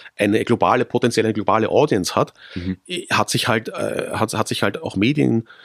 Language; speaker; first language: German; native; German